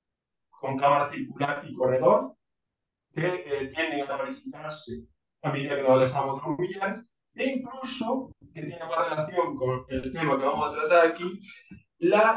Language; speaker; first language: Spanish; native; Spanish